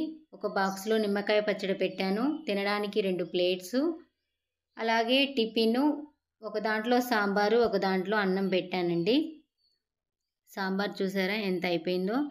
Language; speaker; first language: Telugu; native; Telugu